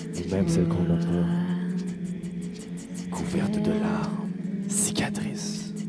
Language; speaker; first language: French; native; French